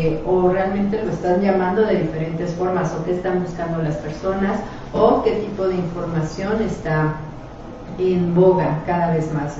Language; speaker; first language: Spanish; native; Spanish